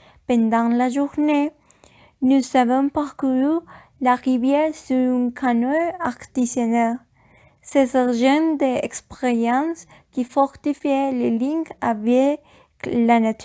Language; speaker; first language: French; non-native, learner; Spanish